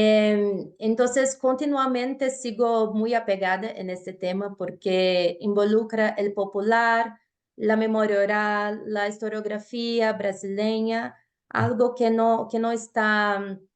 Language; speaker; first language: Spanish; non-native, fluent; Portuguese